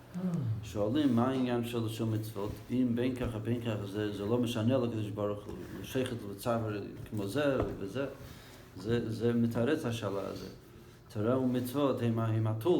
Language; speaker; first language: Hebrew; non-native, fluent; English